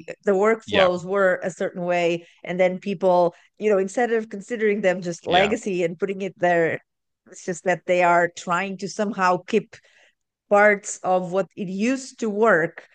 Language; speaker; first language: English; non-native, fluent; Portuguese